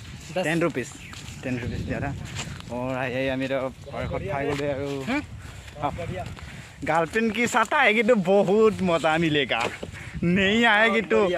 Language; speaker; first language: Hindi; non-native, local second language; Assamese